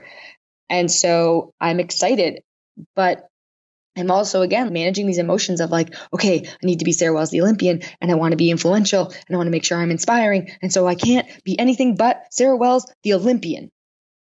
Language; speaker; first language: English; native; English